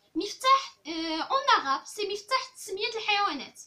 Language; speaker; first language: French; non-native, local second language; Arabic